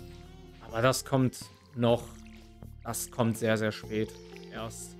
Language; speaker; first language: German; native; German